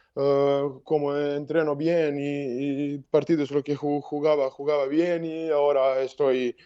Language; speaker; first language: Spanish; non-native, learner; Serbian